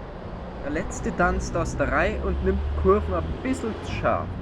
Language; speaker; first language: German; native; German